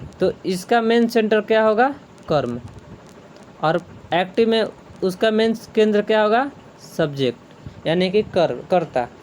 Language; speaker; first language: Hindi; native; Hindi